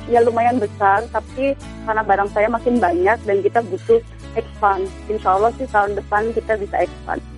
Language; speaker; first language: Indonesian; native; Indonesian